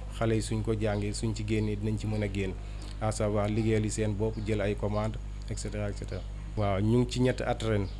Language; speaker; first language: Wolof; native; Wolof